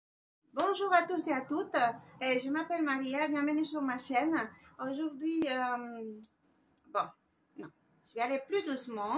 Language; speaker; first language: French; non-native, fluent; Spanish